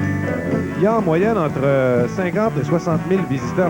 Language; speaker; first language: French; native; French